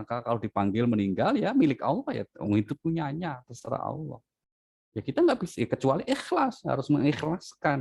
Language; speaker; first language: Indonesian; native; Indonesian